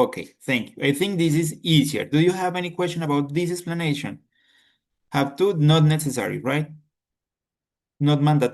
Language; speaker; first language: English; non-native, fluent; Spanish